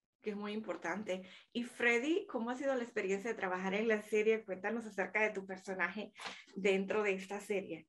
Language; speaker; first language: Spanish; native; Spanish